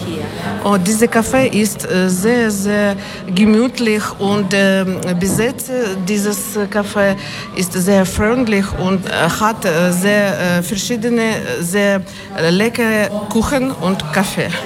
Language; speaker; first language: German; non-native, learner; Ukrainian